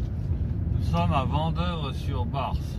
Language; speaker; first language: French; native; French